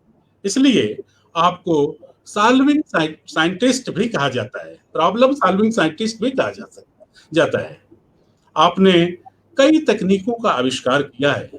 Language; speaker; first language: Hindi; native; Hindi